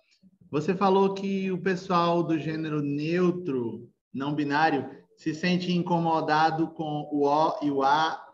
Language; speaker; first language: Portuguese; native; Portuguese